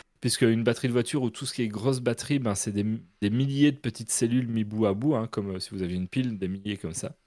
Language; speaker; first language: French; native; French